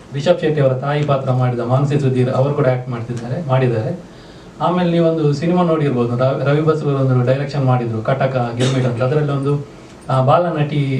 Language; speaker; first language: Kannada; non-native, local second language; Tulu